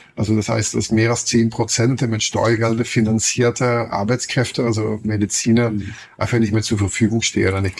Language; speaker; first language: German; non-native, fluent; Dutch